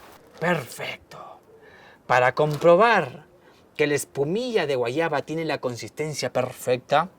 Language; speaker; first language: Spanish; native; Spanish